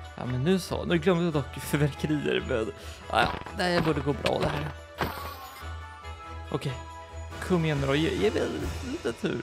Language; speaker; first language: Swedish; native; Swedish